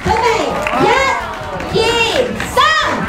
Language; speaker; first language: Chinese; non-native, learner; Thai